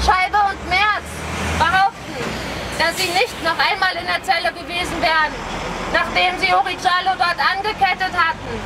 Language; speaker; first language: German; native; German